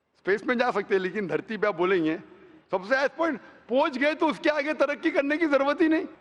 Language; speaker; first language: Hindi; non-native, local second language; Konkani